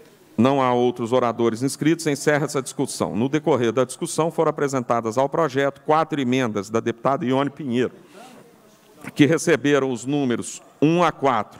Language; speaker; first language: Portuguese; native; Portuguese